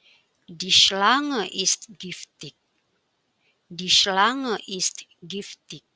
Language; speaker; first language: German; non-native, fluent; Indonesian